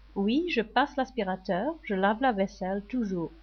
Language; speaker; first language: French; non-native, learner; English